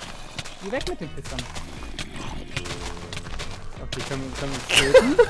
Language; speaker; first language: German; native; German